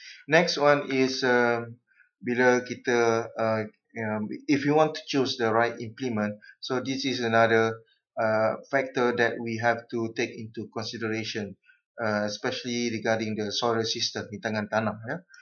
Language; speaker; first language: English; non-native, local second language; Malay